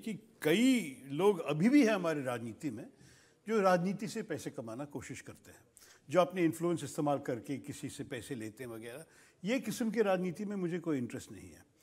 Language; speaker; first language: Hindi; non-native, local second language; Malayalam